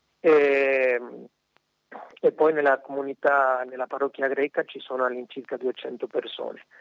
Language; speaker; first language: Italian; non-native, fluent; Spanish